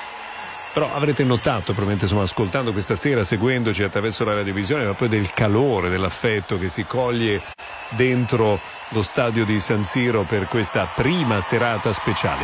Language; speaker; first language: Italian; native; Italian